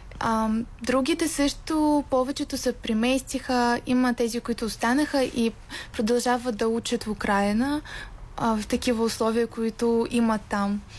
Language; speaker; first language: Bulgarian; early bilingual, heritage; Bulgarian